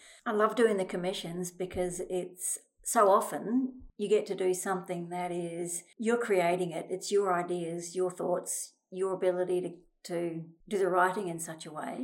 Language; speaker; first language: English; native; English